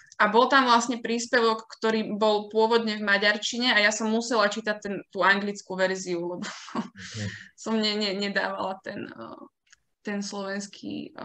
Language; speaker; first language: Slovak; native; Slovak